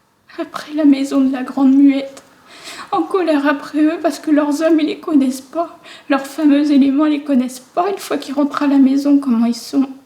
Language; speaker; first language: French; native; French